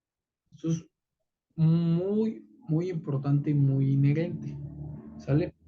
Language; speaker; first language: Spanish; native; Spanish